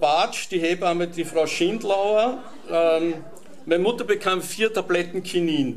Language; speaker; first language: German; native; German